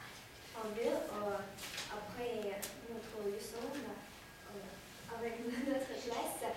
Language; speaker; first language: French; non-native, learner; Russian